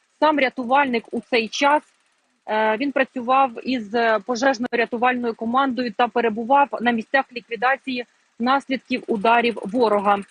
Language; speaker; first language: Ukrainian; native; Ukrainian